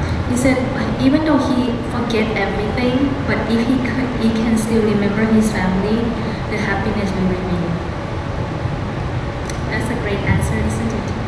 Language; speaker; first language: English; non-native, fluent; Thai